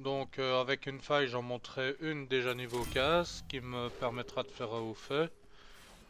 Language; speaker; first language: French; native; French